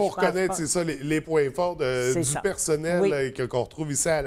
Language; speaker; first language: French; native; French